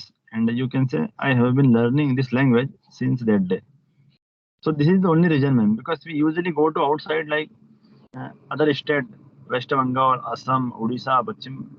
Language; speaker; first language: English; non-native, local second language; Hindi